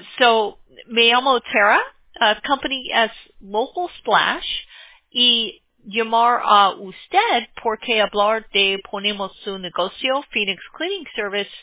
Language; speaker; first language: Spanish; non-native, learner; English